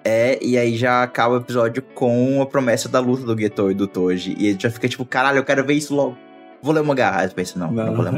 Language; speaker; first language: Portuguese; native; Portuguese